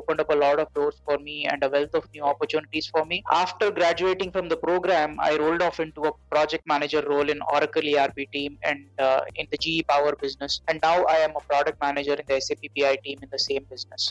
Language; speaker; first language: English; non-native, local second language; Telugu